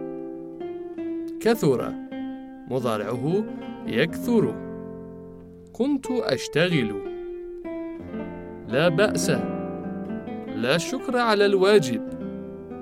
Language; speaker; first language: Arabic; non-native, fluent; Persian